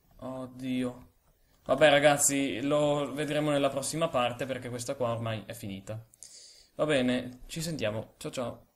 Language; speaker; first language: Italian; native; Italian